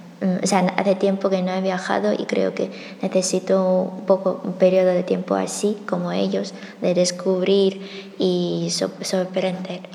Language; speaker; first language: Spanish; non-native, fluent; Chinese